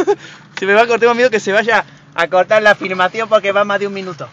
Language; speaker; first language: Spanish; native; Spanish